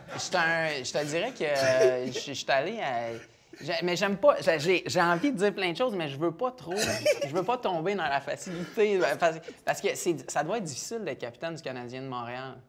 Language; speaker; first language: French; native; French